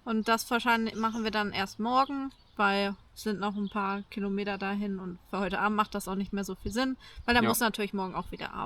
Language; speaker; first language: German; native; German